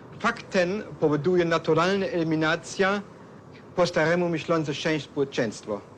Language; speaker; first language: Polish; non-native, fluent; German